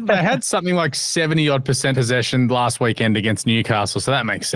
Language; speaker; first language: English; native; English